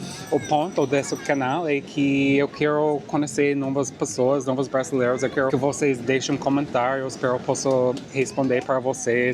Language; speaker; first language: Portuguese; non-native, fluent; English